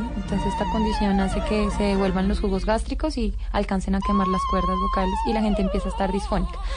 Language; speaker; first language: Spanish; native; Spanish